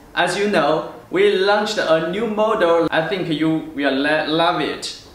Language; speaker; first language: English; non-native, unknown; Chinese